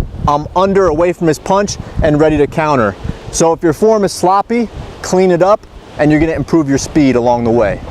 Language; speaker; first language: English; native; English